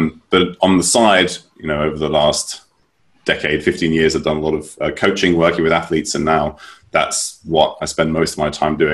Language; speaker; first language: English; native; English